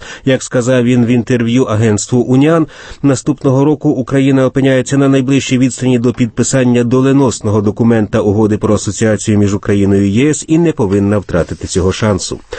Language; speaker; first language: Ukrainian; native; Ukrainian